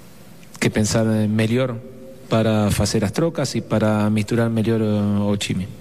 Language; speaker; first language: Portuguese; non-native, fluent; Spanish